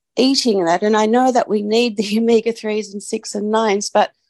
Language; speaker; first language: English; native; English